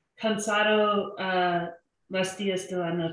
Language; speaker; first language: Spanish; non-native, learner; English